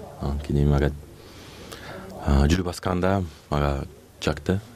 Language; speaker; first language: Kyrgyz; non-native, learner; English